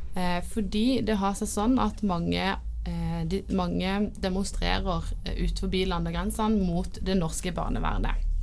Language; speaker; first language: Norwegian; native; Norwegian